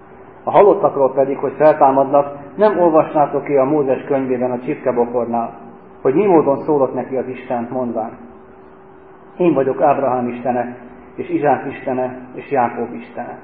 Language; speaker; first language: Hungarian; native; Hungarian